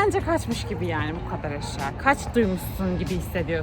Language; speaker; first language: Turkish; native; Turkish